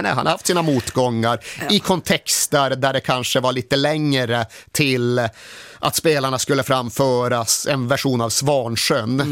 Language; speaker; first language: Swedish; native; Swedish